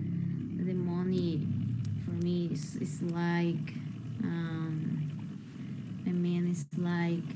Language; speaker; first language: English; non-native, learner; Spanish